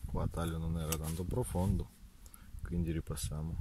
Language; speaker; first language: Italian; non-native, fluent; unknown